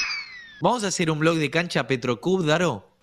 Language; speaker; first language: Spanish; native; Spanish